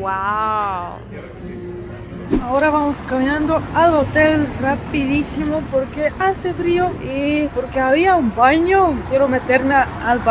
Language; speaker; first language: Spanish; non-native, fluent; Estonian